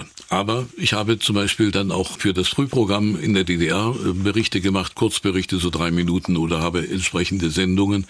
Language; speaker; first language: German; native; German